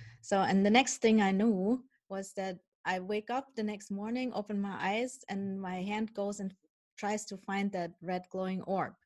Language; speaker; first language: English; non-native, fluent; Dutch